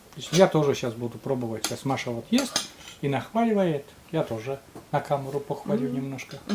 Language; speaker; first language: Russian; native; Russian